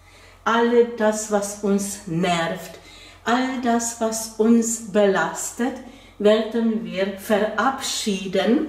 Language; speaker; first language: German; non-native, fluent; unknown